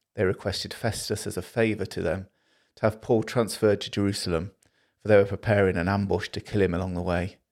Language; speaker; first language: English; native; English